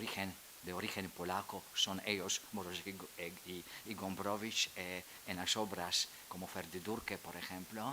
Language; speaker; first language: Spanish; non-native, fluent; Polish